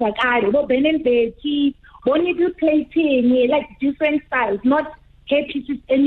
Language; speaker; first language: English; non-native, local second language; Venda